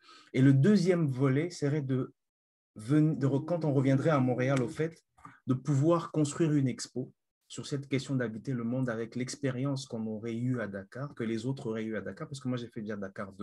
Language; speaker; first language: French; non-native, local second language; Lingala